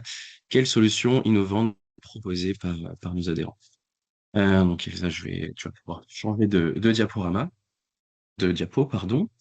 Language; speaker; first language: French; native; French